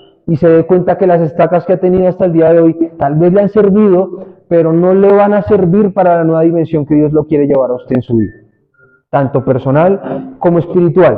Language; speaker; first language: Spanish; native; Spanish